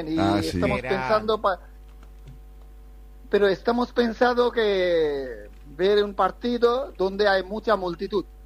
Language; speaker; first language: Spanish; non-native, fluent; Bangla